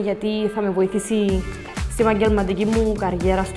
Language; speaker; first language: Greek; native; Greek